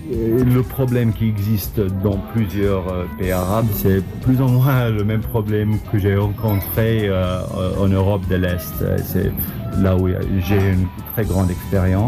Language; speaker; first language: French; non-native, fluent; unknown